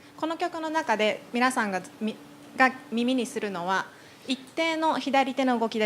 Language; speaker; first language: Japanese; native; Japanese